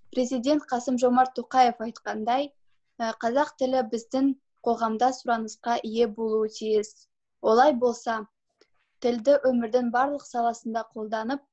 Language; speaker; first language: Kazakh; non-native, local second language; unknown